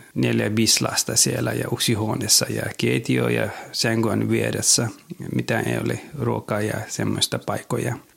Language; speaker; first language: Finnish; non-native, learner; Nepali